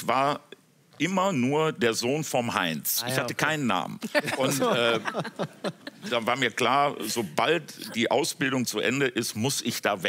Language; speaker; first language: German; native; German